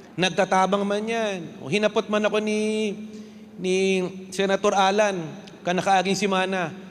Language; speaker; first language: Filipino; non-native, local second language; Bikol